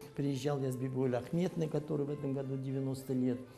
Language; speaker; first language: Russian; non-native, local second language; Kazakh